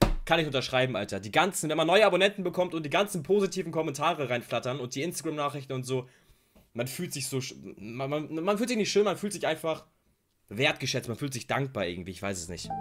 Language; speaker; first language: German; native; German